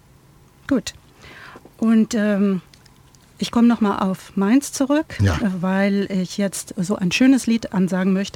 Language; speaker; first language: German; native; German